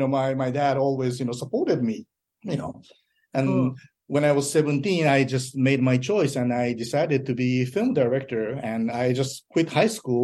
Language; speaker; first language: English; early bilingual, other home language; Japanese